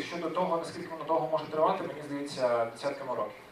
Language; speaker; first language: Ukrainian; native; Ukrainian